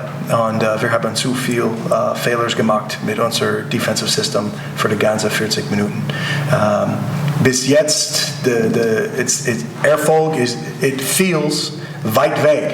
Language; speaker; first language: German; non-native, learner; English